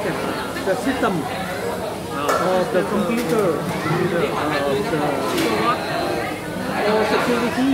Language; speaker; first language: English; non-native, fluent; Vietnamese